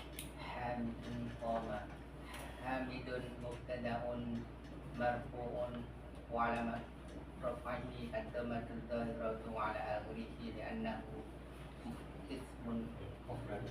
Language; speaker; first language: Arabic; non-native, learner; Indonesian